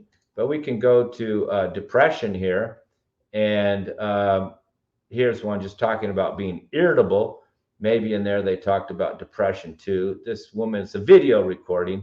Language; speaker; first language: English; native; English